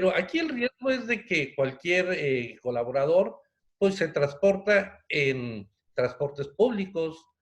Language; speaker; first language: Spanish; native; Spanish